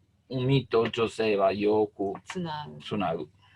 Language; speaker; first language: Japanese; non-native, learner; Italian